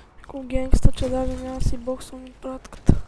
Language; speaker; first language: Bulgarian; native; Bulgarian